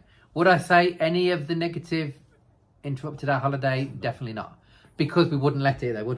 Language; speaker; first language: English; native; English